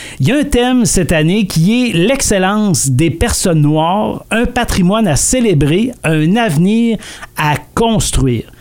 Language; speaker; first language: French; native; French